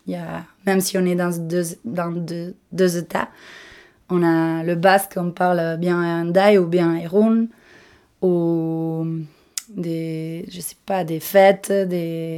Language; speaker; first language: French; non-native, local second language; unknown